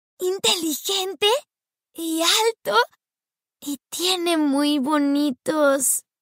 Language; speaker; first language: Spanish; non-native, learner; English